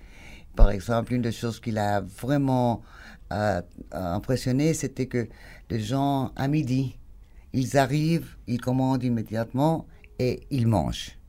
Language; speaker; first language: French; non-native, fluent; Spanish